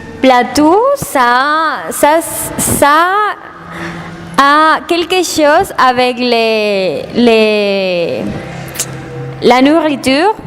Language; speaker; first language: French; non-native, learner; Spanish